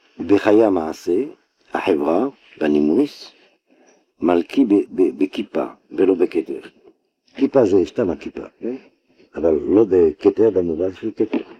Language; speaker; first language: Hebrew; non-native, fluent; French